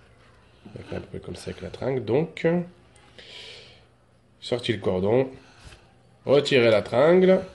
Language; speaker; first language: French; native; French